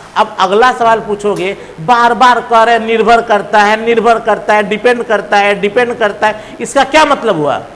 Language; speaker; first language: Hindi; native; Hindi